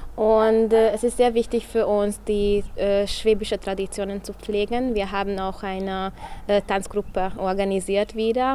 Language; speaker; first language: German; non-native, local second language; Hungarian